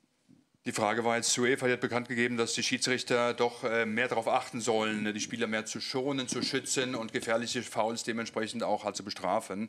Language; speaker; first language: German; native; German